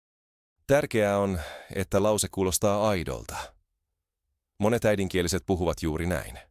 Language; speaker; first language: Finnish; non-native, fluent; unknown